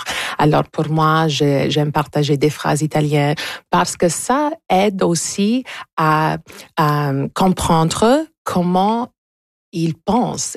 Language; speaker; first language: French; non-native, local second language; English